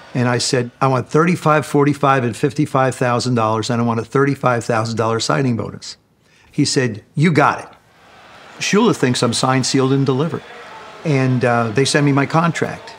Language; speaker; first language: English; native; English